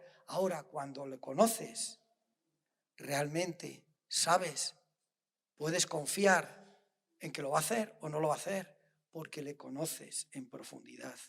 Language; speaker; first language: Spanish; native; Spanish